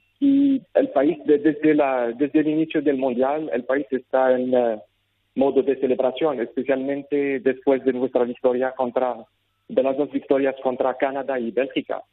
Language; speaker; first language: Spanish; non-native, learner; Arabic